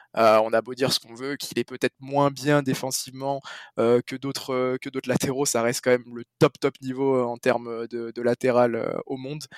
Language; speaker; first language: French; native; French